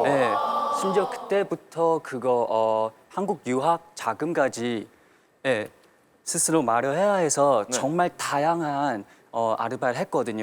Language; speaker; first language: Korean; non-native, fluent; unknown